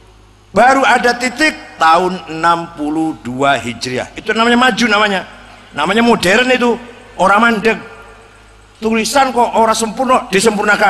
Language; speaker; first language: Indonesian; native; Indonesian